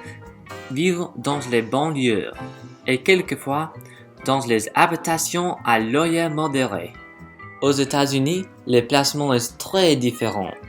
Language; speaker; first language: French; non-native, learner; English